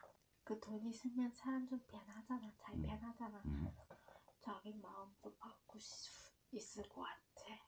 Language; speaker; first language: Korean; non-native, learner; Vietnamese